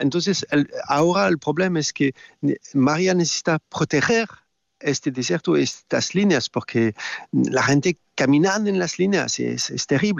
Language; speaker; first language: Spanish; non-native, learner; French